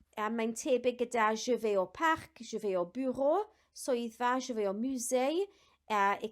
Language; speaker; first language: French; non-native, fluent; Welsh